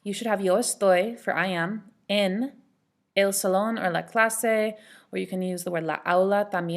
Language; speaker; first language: Spanish; non-native, fluent; English